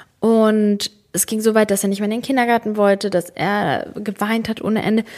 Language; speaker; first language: German; early bilingual, other home language; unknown